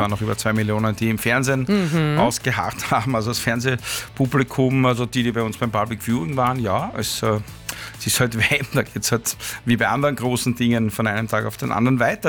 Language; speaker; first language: German; native; German